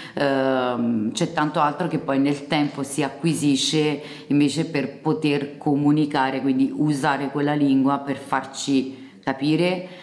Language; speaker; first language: Italian; early bilingual, other home language; Serbian